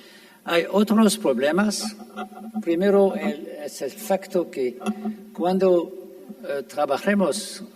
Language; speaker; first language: Spanish; non-native, fluent; French